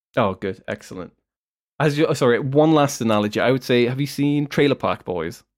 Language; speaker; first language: English; native; English